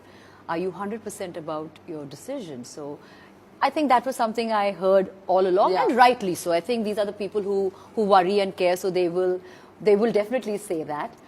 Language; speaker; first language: English; non-native, local second language; Hindi